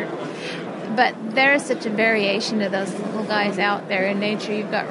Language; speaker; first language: English; native; English